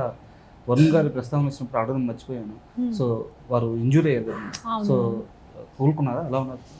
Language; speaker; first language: Telugu; native; Telugu